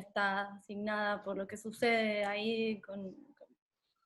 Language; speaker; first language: Spanish; native; Spanish